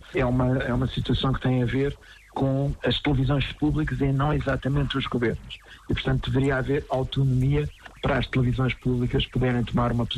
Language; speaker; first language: Portuguese; native; Portuguese